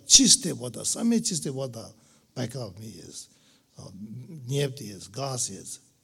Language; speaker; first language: Russian; non-native, learner; Tibetan